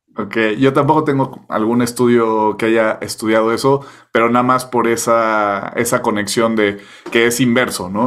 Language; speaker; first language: Spanish; native; Spanish